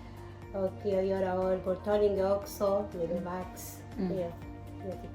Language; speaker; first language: Swedish; non-native, learner; Portuguese